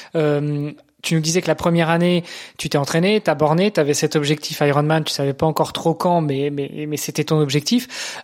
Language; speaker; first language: French; native; French